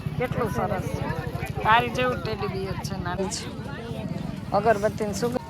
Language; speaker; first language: Gujarati; native; Gujarati